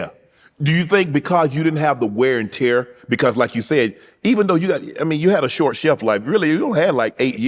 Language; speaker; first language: English; native; English